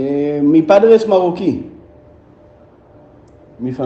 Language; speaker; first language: Spanish; non-native, learner; Hebrew